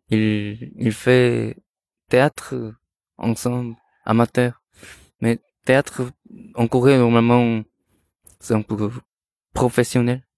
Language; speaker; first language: French; non-native, learner; Korean